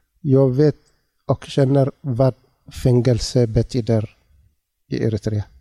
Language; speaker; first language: Swedish; non-native, learner; Tigrinya